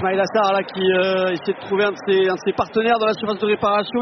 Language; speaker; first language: French; native; French